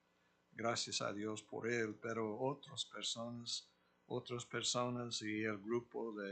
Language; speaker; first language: Spanish; non-native, fluent; English